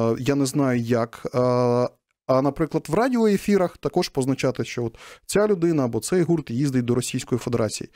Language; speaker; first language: Ukrainian; native; Ukrainian